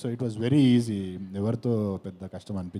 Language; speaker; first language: Telugu; native; Telugu